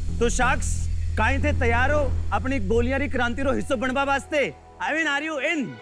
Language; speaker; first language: Hindi; native; Hindi